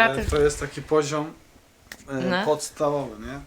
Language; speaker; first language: Polish; non-native, learner; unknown